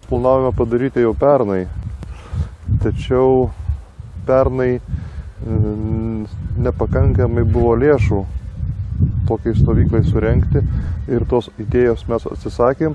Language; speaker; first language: Lithuanian; native; Lithuanian